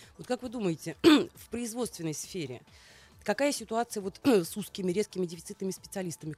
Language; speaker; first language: Russian; native; Russian